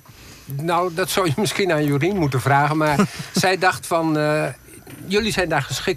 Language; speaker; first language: Dutch; native; Dutch